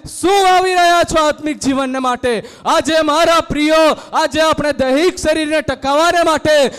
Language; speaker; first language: Gujarati; non-native, local second language; Gamit